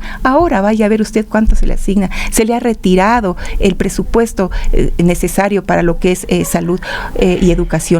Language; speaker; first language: Spanish; native; Spanish